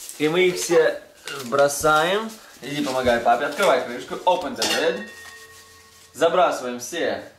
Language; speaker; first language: Russian; native; Russian